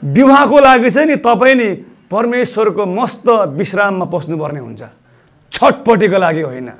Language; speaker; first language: Nepali; non-native, local second language; Eastern Tamang